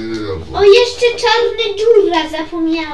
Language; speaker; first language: Polish; early bilingual, heritage; Polish